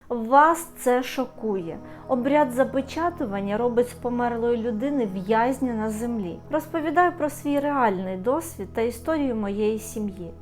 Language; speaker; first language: Ukrainian; native; Ukrainian